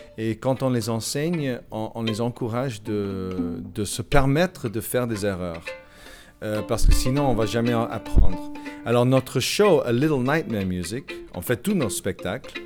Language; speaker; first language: French; non-native, fluent; English